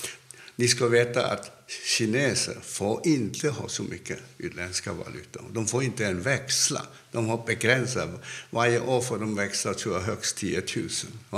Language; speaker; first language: Swedish; non-native, fluent; Cantonese